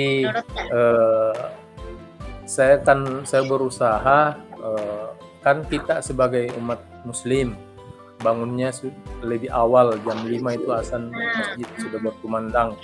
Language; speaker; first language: Indonesian; non-native, local second language; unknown